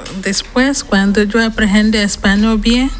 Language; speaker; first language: Spanish; non-native, learner; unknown